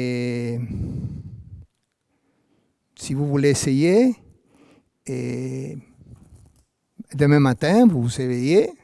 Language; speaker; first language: French; non-native, fluent; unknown